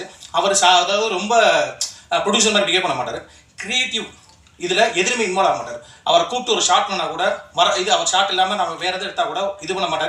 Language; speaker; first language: Tamil; native; Tamil